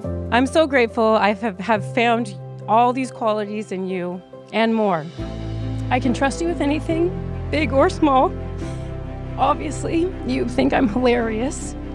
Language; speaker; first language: English; native; English